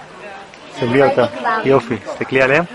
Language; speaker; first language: Hebrew; native; Hebrew